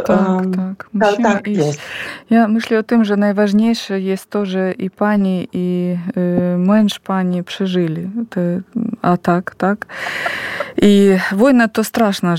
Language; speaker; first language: Polish; non-native, fluent; Ukrainian